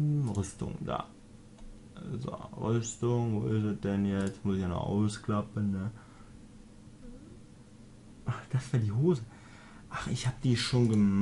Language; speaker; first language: German; native; German